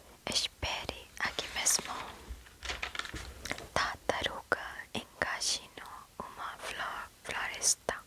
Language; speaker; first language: Portuguese; non-native, learner; English